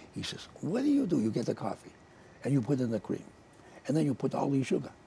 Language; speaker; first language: English; native; English